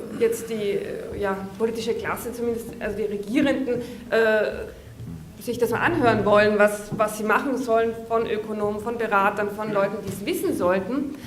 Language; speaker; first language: German; native; German